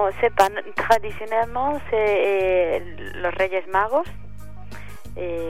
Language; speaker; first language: French; non-native, learner; Spanish